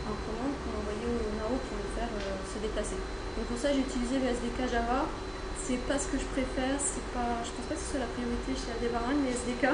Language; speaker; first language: French; native; French